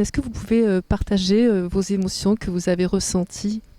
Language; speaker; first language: French; native; French